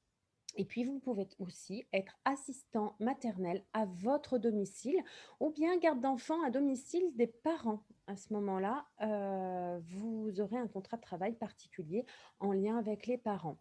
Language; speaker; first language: French; native; French